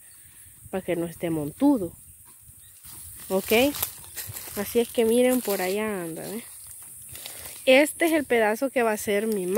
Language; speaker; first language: Spanish; native; Spanish